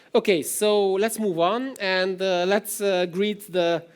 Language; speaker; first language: English; non-native, fluent; Romanian